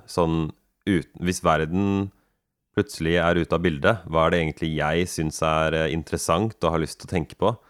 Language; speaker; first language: Norwegian; native; Norwegian